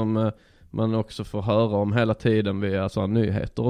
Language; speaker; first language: Swedish; native; Swedish